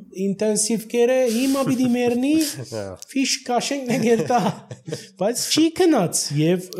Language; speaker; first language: Armenian; early bilingual, heritage; Armenian